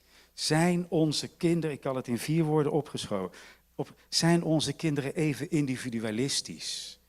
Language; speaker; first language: Dutch; native; Dutch